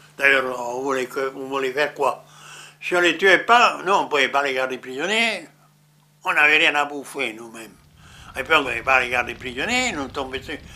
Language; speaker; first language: French; non-native, local second language; Swiss German